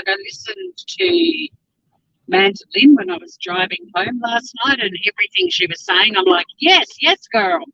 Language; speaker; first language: English; native; English